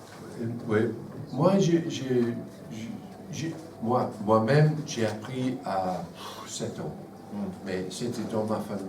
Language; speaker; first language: French; non-native, fluent; English